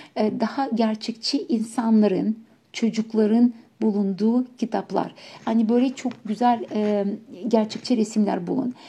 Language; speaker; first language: Turkish; non-native, fluent; Ukrainian